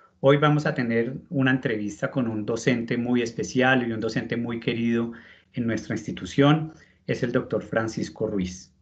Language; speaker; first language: Spanish; native; Spanish